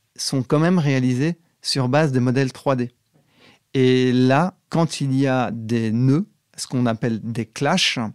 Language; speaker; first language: French; native; French